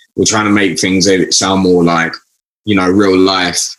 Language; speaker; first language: English; native; English